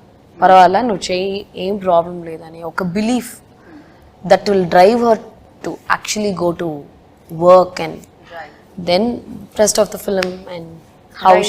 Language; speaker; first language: Telugu; non-native, local second language; Tamil